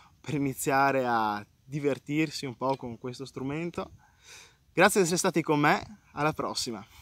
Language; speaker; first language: Italian; native; Italian